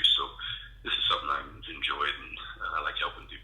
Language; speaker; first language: English; native; English